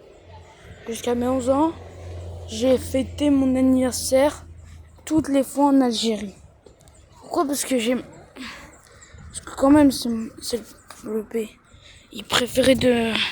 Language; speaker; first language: French; early bilingual, other home language; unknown